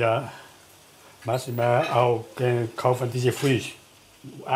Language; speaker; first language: German; non-native, learner; Chinese